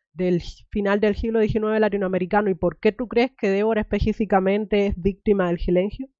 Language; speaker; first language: Spanish; native; Spanish